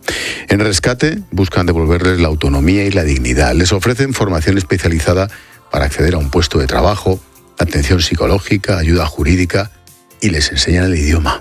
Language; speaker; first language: Spanish; native; Spanish